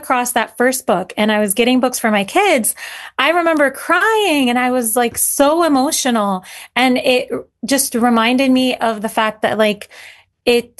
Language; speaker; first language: English; early bilingual, other home language; Arabic